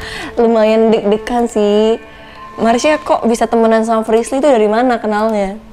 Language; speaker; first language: Indonesian; native; Indonesian